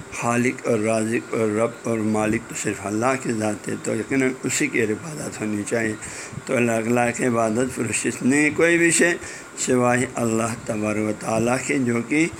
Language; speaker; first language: Urdu; non-native, local second language; Balti